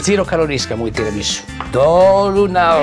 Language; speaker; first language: Czech; non-native, learner; Italian